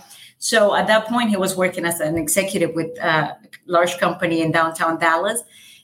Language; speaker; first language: English; non-native, fluent; Spanish